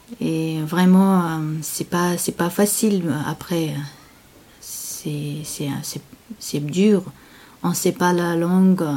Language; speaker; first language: French; non-native, learner; Chechen